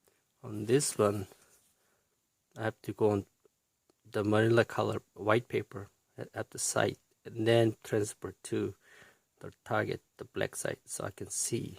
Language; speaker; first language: English; non-native, fluent; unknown